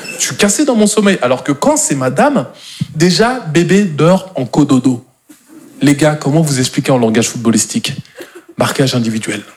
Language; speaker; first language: French; native; French